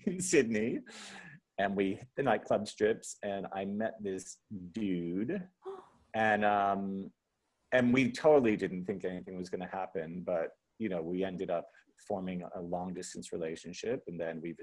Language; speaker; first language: English; native; English